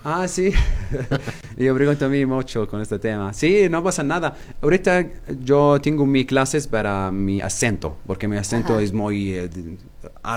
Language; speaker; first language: Spanish; non-native, learner; Arabic